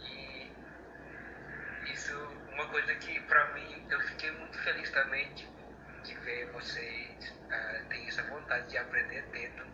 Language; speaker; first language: Portuguese; non-native, local second language; Tetum